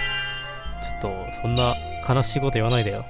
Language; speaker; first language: Japanese; native; Japanese